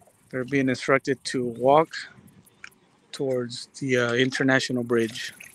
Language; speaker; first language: English; early bilingual, other home language; Spanish